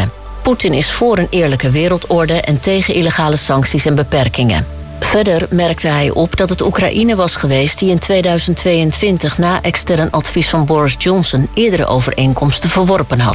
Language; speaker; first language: Dutch; native; Dutch